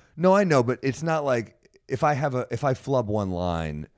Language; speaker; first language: English; native; English